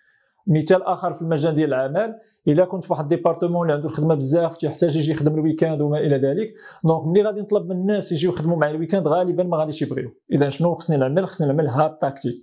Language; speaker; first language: Arabic; native; Arabic